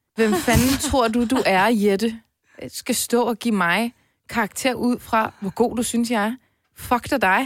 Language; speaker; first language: Danish; early bilingual, other home language; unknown